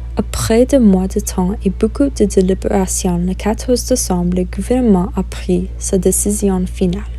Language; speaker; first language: French; non-native, local second language; English